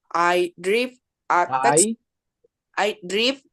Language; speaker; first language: English; non-native, learner; Spanish